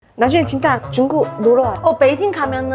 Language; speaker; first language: Korean; non-native, fluent; Chinese